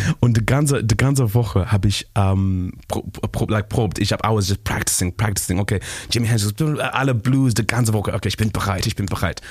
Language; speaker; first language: German; non-native, learner; Shona